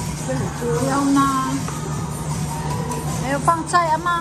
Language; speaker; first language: Chinese; non-native, fluent; Filipino